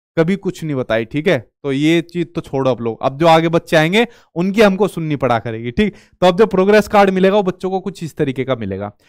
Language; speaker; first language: Hindi; native; Hindi